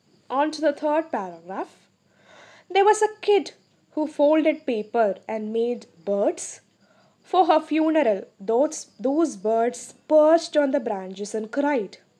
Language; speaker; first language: English; non-native, local second language; Malayalam